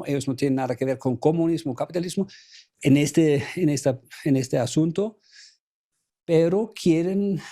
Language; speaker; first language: Spanish; non-native, fluent; German